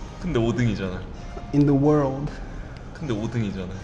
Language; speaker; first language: Korean; native; Korean